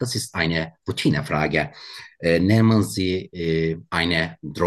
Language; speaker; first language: German; non-native, learner; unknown